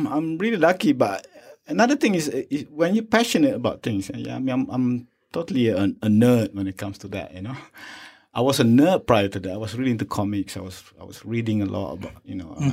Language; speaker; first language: English; non-native, local second language; Malay